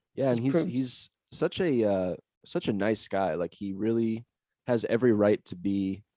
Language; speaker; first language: English; native; English